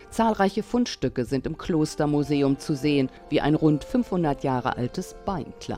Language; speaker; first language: German; native; German